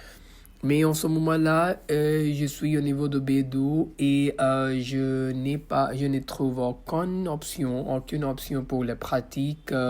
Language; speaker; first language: French; non-native, fluent; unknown